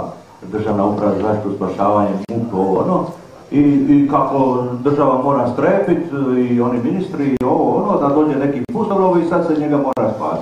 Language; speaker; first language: Serbian; native; Serbian